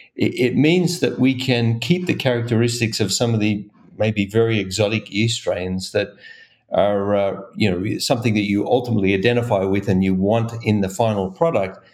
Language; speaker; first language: English; native; English